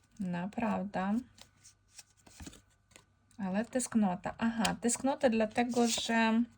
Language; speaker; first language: Polish; non-native, fluent; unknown